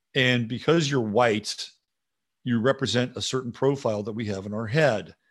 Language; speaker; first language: English; native; English